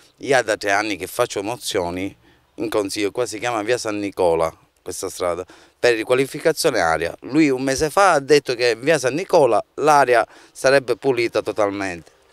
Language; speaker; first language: Italian; native; Italian